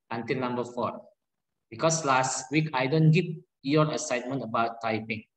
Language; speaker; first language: English; non-native, learner; Indonesian